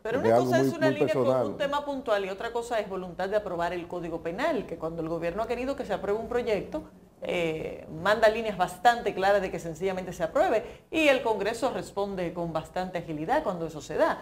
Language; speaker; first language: Spanish; native; Spanish